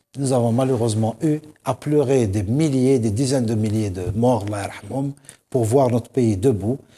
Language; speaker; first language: French; non-native, local second language; Kabyle